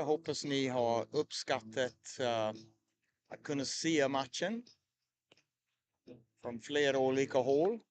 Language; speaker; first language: Swedish; native; Swedish